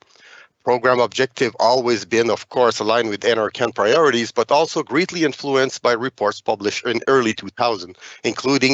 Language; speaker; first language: English; non-native, fluent; French